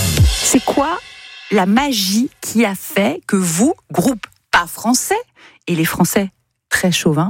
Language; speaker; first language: French; native; French